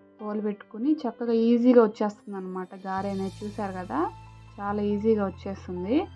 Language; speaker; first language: Telugu; native; Telugu